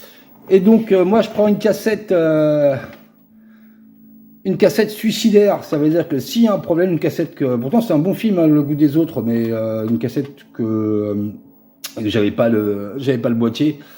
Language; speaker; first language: French; native; French